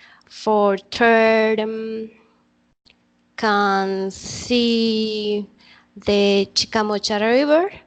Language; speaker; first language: English; non-native, learner; Spanish